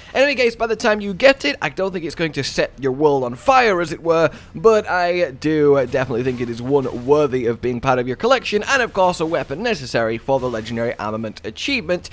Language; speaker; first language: English; native; English